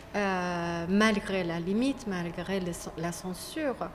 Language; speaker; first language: French; non-native, fluent; Persian